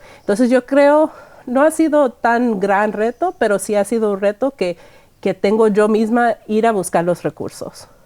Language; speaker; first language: Spanish; early bilingual, heritage; Spanish